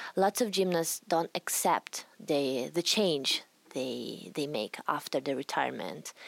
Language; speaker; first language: English; non-native, fluent; Italian